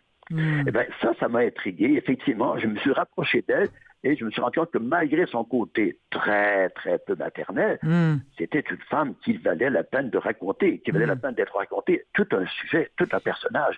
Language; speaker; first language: French; native; French